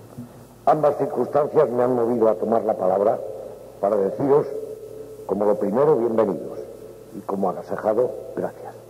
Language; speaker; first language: Spanish; native; Spanish